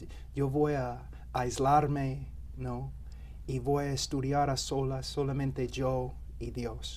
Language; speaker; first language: Spanish; non-native, fluent; English